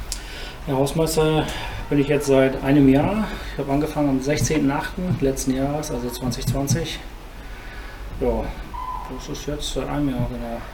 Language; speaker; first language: German; native; German